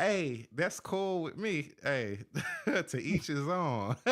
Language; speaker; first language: English; native; English